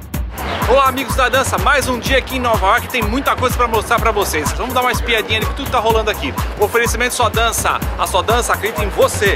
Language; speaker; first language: Portuguese; native; Portuguese